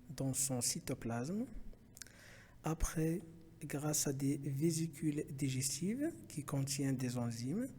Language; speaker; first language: French; non-native, local second language; Arabic